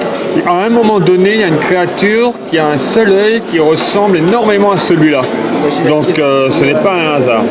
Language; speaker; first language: French; native; French